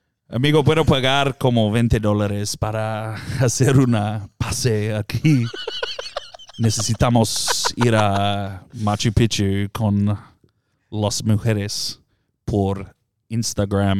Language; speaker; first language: Spanish; non-native, learner; English